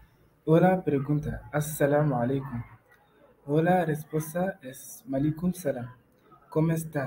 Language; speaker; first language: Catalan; non-native, learner; Wolof